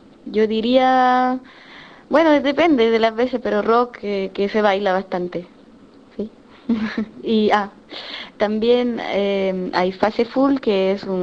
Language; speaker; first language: Spanish; non-native, fluent; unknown